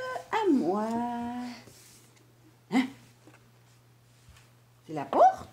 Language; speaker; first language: French; native; French